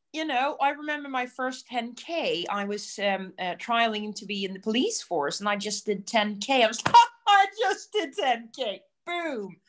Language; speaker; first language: English; non-native, fluent; Swedish